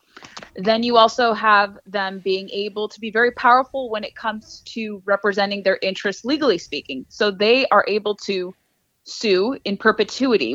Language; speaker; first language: English; native; English